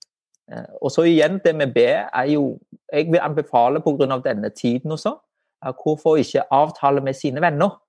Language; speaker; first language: Norwegian; non-native, fluent; Vietnamese